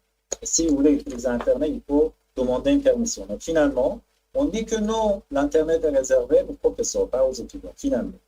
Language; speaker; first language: French; non-native, fluent; Persian